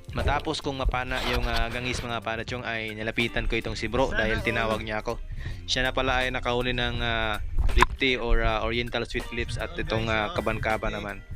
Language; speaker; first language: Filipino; non-native, local second language; Cebuano